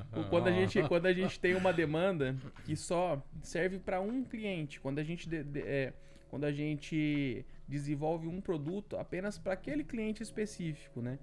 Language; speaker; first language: Portuguese; native; Portuguese